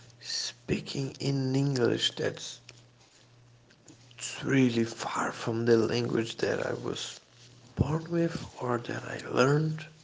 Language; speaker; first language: English; non-native, fluent; Portuguese